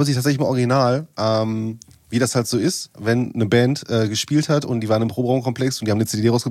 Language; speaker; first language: German; native; German